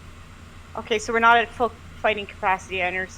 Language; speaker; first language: English; native; English